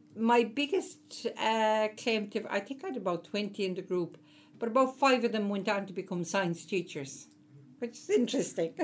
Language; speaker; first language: English; native; English